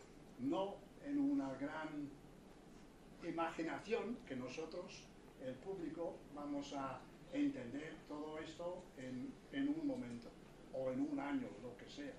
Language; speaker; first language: Spanish; non-native, fluent; English